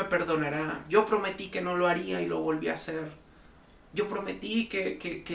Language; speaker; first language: Spanish; native; Spanish